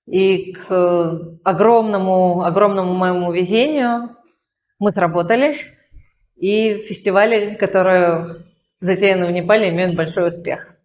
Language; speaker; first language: Russian; native; Russian